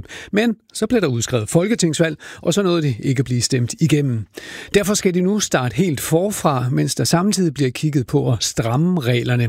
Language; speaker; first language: Danish; native; Danish